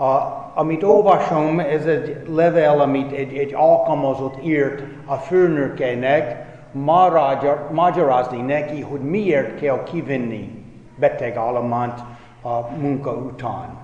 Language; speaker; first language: Hungarian; non-native, fluent; English